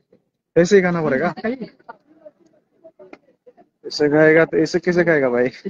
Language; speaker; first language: Hindi; non-native, local second language; Bangla